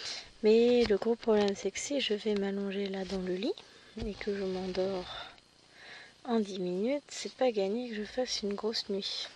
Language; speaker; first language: French; native; French